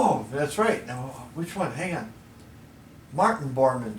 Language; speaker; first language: English; native; English